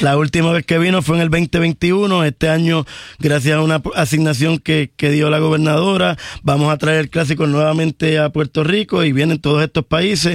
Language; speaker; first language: Spanish; native; Spanish